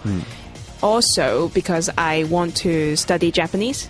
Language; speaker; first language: English; non-native, local second language; Cantonese